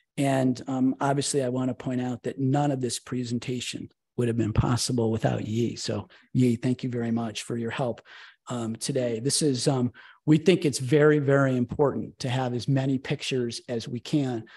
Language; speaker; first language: English; native; English